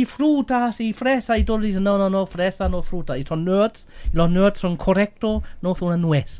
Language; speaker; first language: Spanish; non-native, fluent; German